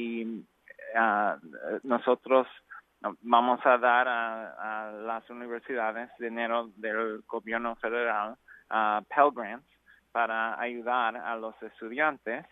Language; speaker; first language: Spanish; non-native, learner; English